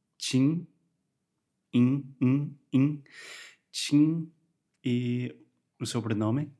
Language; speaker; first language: Portuguese; non-native, fluent; English